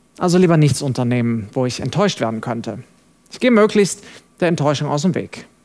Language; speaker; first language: German; non-native, fluent; English